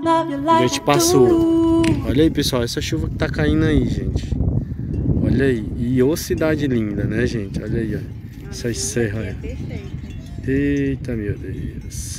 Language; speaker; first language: Portuguese; native; Portuguese